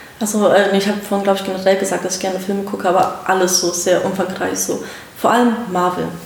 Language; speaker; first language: German; early bilingual, other home language; Russian